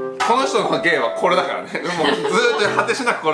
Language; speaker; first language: Japanese; native; Japanese